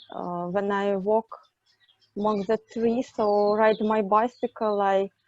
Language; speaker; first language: English; non-native, fluent; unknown